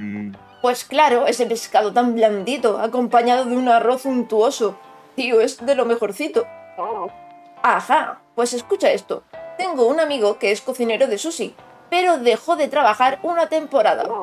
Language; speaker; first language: Spanish; native; Spanish